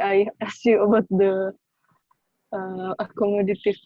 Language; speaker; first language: English; non-native, learner; Indonesian